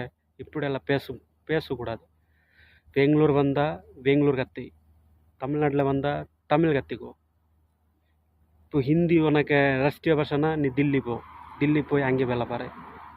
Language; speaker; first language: Tamil; non-native, learner; Assamese